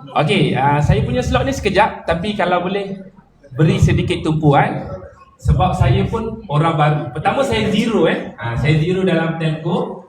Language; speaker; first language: Malay; native; Malay